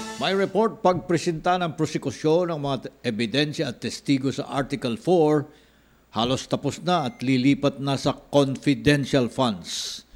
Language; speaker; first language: Filipino; non-native, local second language; Cebuano